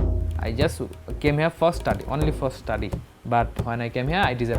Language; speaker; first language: English; non-native, local second language; Bangla